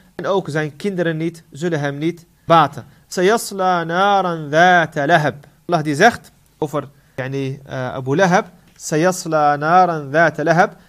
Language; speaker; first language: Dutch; non-native, fluent; Arabic